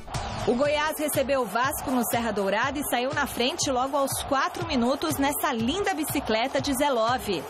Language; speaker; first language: Portuguese; native; Portuguese